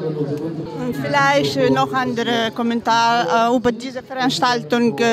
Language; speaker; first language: German; non-native, learner; Ukrainian